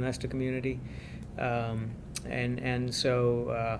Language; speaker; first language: English; non-native, local second language; Gujarati